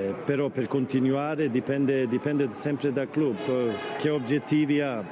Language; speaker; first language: Italian; non-native, fluent; Swedish